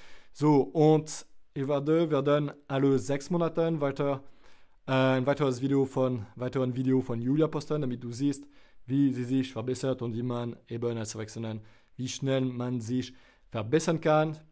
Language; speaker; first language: German; non-native, fluent; French